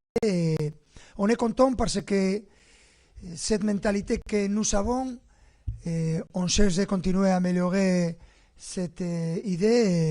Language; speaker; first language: French; non-native, fluent; Spanish